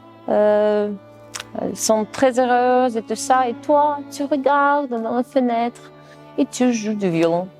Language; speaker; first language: French; non-native, fluent; Russian